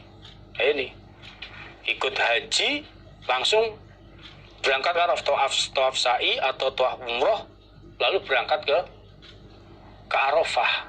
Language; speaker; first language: Indonesian; non-native, local second language; Javanese